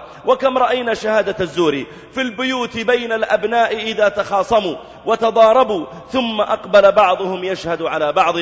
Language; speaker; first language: Arabic; native; Arabic